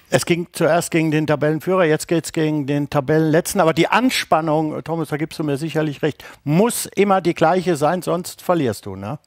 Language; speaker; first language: German; native; German